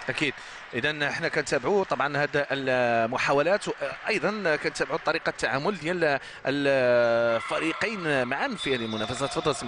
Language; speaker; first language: Arabic; native; Arabic